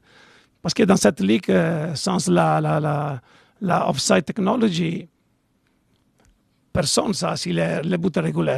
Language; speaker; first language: French; non-native, fluent; Italian